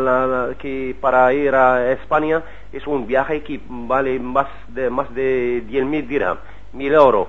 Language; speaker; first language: Spanish; non-native, learner; Arabic